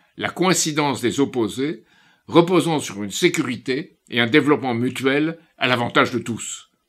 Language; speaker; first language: French; native; French